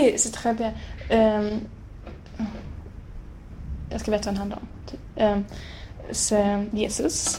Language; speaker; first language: French; non-native, learner; Swedish